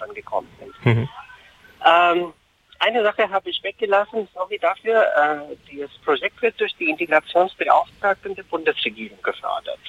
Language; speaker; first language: German; non-native, fluent; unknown